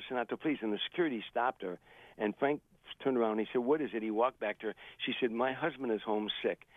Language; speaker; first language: English; native; English